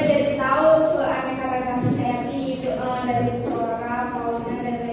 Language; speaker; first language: Indonesian; native; Indonesian